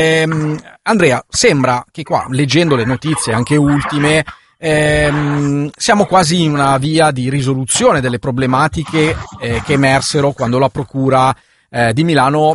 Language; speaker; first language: Italian; native; Italian